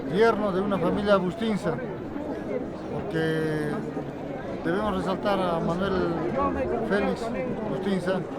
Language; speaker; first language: Spanish; native; Spanish